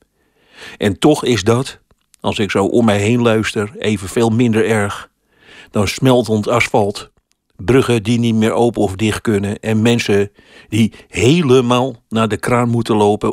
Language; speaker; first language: Dutch; native; Dutch